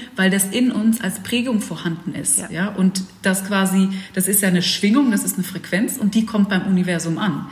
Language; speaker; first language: German; early bilingual, other home language; Dutch